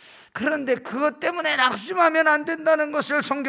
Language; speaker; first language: Korean; native; Korean